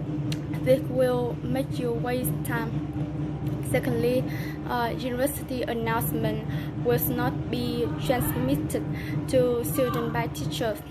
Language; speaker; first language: English; non-native, learner; Vietnamese